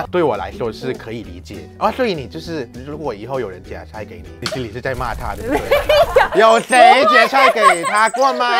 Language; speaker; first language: Chinese; non-native, fluent; Thai